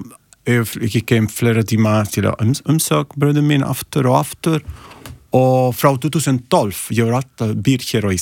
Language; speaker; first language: Icelandic; non-native, learner; Italian